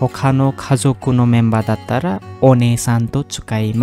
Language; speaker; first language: Japanese; non-native, fluent; Indonesian